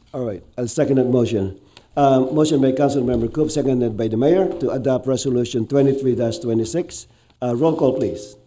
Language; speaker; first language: English; non-native, local second language; Filipino